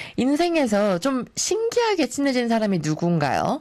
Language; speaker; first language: Korean; native; Korean